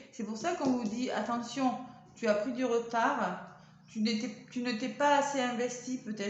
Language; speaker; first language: French; native; French